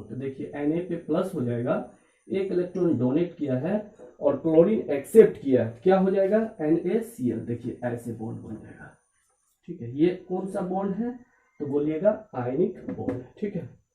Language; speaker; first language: Hindi; native; Hindi